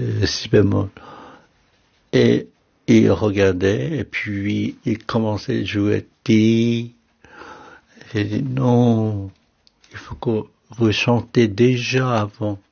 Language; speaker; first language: French; non-native, fluent; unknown